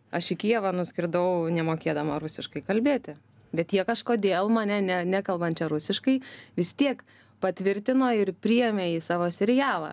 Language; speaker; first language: Lithuanian; native; Lithuanian